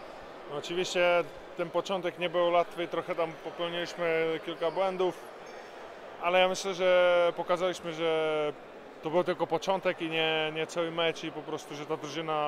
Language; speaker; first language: Polish; non-native, fluent; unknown